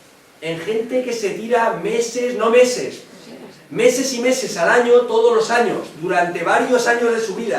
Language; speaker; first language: Spanish; native; Spanish